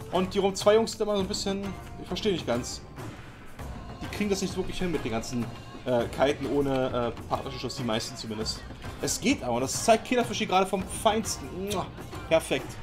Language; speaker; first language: German; native; German